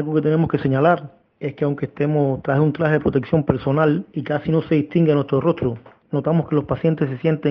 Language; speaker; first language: Spanish; native; Spanish